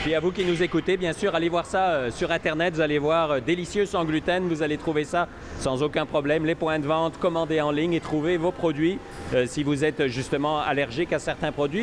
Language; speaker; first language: French; native; French